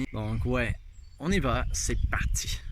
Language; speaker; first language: French; non-native, fluent; English